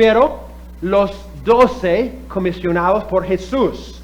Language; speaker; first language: Spanish; non-native, fluent; English